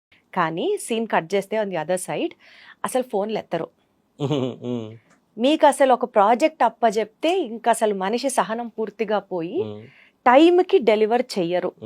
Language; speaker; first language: Telugu; native; Telugu